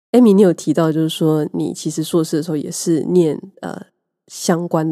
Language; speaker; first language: Chinese; native; Chinese